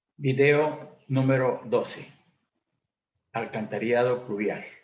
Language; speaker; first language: Spanish; native; Spanish